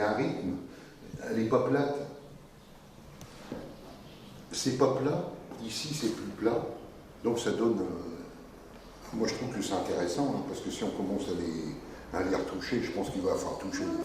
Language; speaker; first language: French; native; French